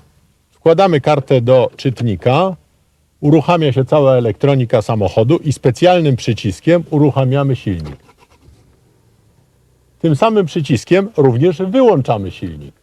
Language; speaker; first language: Polish; native; Polish